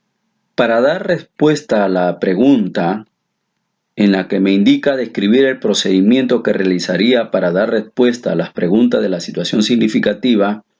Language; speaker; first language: Spanish; native; Spanish